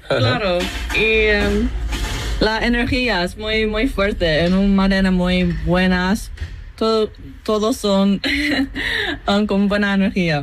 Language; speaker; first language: Spanish; non-native, learner; English